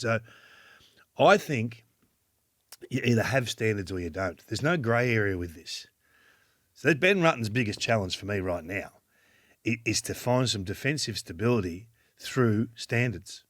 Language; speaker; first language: English; native; English